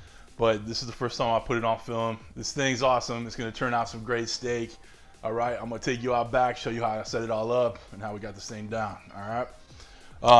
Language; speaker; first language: English; native; English